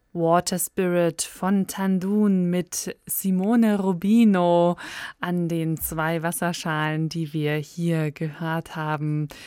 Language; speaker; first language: German; native; German